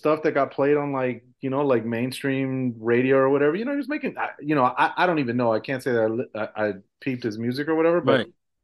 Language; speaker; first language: English; early bilingual, other home language; Spanish